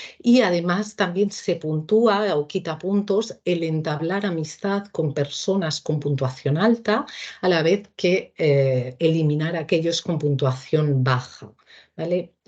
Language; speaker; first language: Spanish; native; Spanish